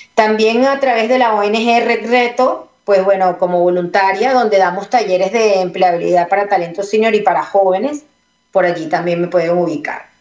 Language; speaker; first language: Spanish; native; Spanish